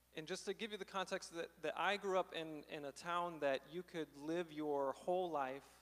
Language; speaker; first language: English; native; English